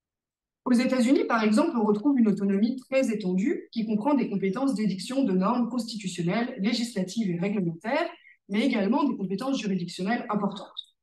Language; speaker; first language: French; native; French